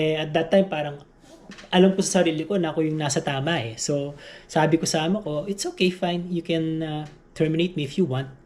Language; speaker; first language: Filipino; native; Filipino